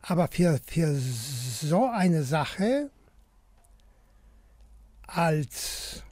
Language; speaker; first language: German; non-native, fluent; Polish